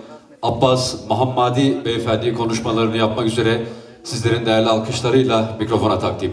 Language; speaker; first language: Turkish; native; Turkish